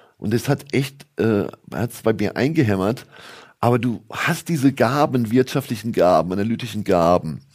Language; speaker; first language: German; native; German